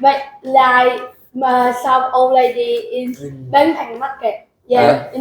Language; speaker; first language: English; non-native, learner; Vietnamese